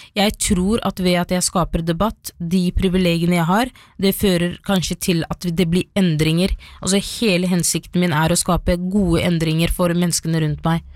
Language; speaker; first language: Norwegian; early bilingual, other home language; Somali